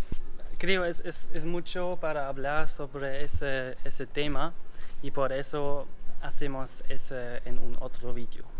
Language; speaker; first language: Spanish; non-native, learner; German